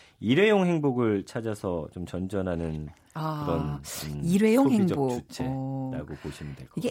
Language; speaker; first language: Korean; native; Korean